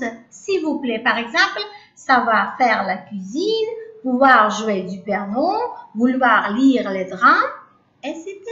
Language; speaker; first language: French; non-native, learner; Uzbek